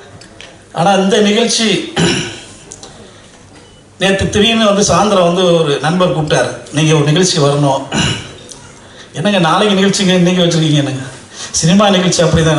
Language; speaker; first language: Tamil; native; Tamil